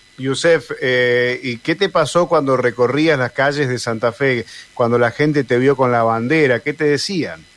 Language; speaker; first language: Spanish; native; Spanish